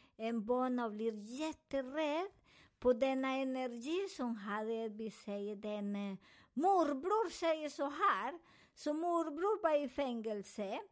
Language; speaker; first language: Swedish; non-native, learner; Spanish